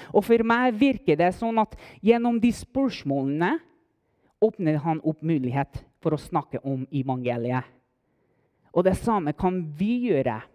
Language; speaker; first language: Norwegian; non-native, fluent; English